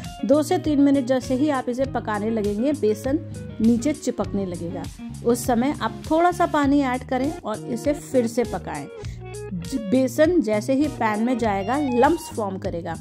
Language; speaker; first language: Hindi; native; Hindi